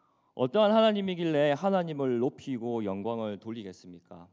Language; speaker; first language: Korean; native; Korean